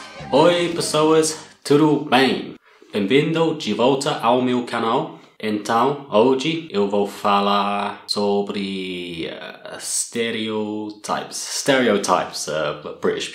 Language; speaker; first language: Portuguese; non-native, learner; English